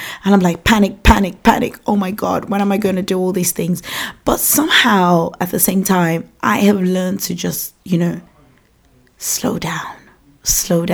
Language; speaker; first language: English; non-native, local second language; Yoruba